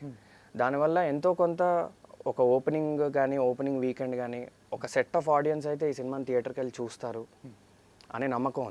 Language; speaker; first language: Telugu; native; Telugu